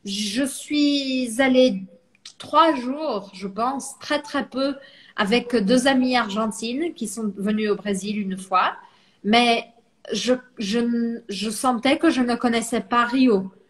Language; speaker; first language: French; non-native, fluent; Portuguese